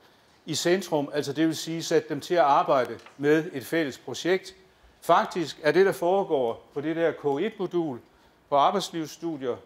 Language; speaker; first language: Danish; native; Danish